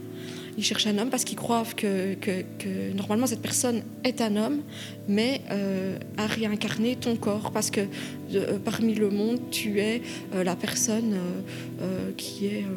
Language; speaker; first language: French; native; French